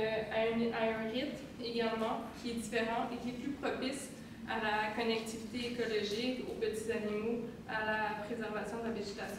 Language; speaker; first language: French; native; French